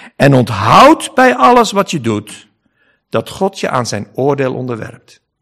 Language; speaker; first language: Dutch; native; Dutch